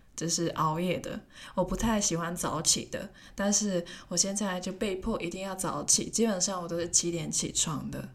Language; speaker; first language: Chinese; non-native, local second language; Cantonese